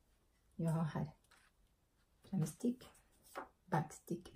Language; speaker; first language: Swedish; non-native, learner; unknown